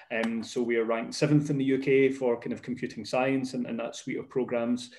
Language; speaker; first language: English; native; English